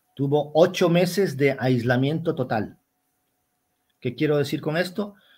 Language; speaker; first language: Spanish; native; Spanish